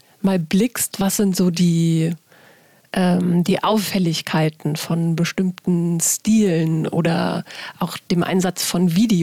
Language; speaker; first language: German; native; German